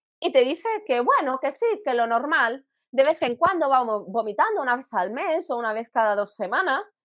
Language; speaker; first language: Spanish; native; Spanish